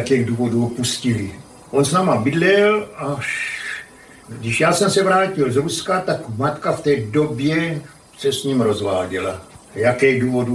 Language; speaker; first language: Czech; non-native, local second language; German